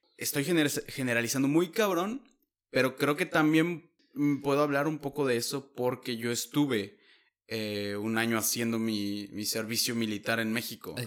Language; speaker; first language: Spanish; native; Spanish